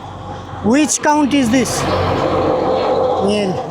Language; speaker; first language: English; non-native, fluent; Bangla